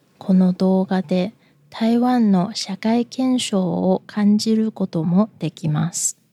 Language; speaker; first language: Japanese; non-native, fluent; Chinese